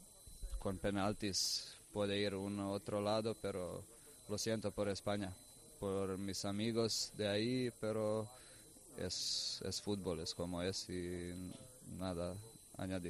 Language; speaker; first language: Spanish; non-native, fluent; Croatian